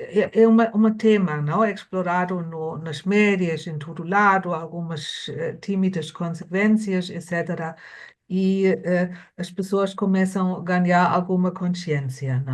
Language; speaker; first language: Portuguese; non-native, fluent; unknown